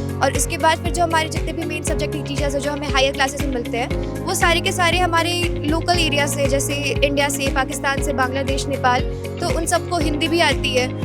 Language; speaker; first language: Hindi; native; Hindi